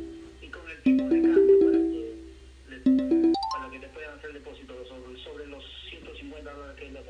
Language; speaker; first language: Spanish; native; Spanish